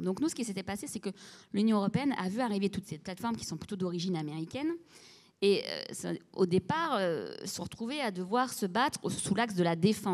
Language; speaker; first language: French; native; French